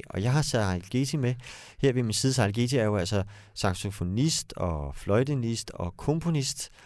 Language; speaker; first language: Danish; native; Danish